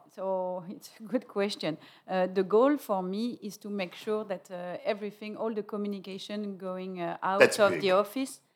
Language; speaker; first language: English; non-native, fluent; French